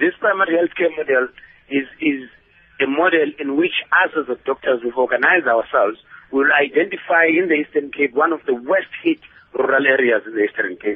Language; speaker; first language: English; non-native, local second language; Xhosa